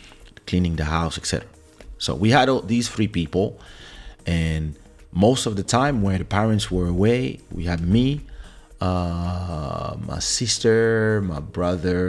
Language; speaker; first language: English; non-native, fluent; French